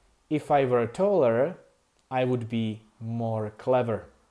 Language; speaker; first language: English; non-native, fluent; Czech